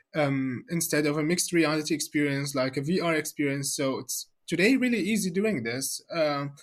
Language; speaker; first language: English; non-native, fluent; Arabic